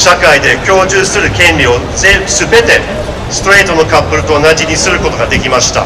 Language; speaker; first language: Japanese; non-native, fluent; English